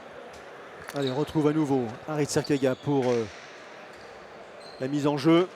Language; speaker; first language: French; native; French